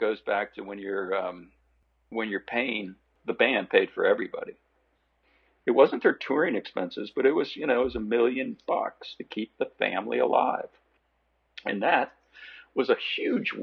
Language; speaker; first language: English; native; English